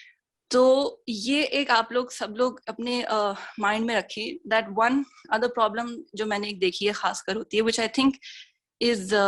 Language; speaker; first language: Hindi; native; Hindi